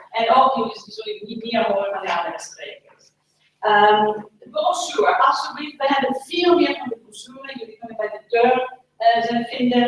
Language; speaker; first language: Dutch; non-native, fluent; English